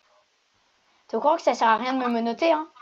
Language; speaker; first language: French; native; French